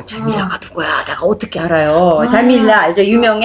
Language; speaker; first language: Korean; non-native, fluent; Uzbek